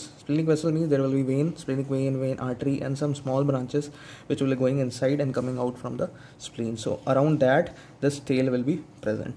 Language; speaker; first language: English; non-native, local second language; Hindi